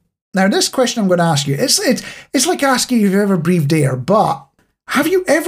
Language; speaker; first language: English; native; English